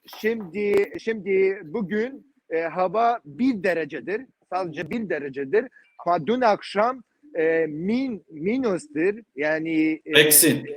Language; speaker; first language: Turkish; non-native, learner; Kurdish